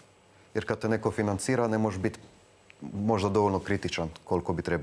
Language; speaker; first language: Croatian; native; Croatian